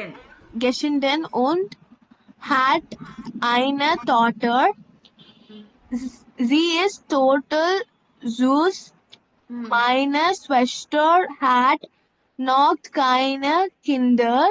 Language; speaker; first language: German; non-native, learner; Tamil